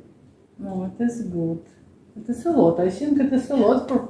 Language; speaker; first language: English; non-native, learner; Russian